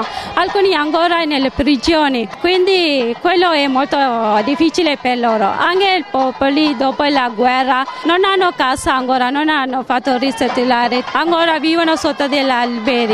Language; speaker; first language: Italian; non-native, learner; Tamil